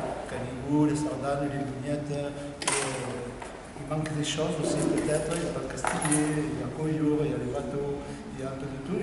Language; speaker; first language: French; native; French